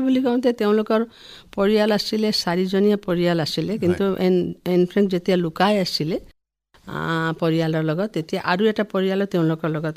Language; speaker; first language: Assamese; non-native, local second language; Nepali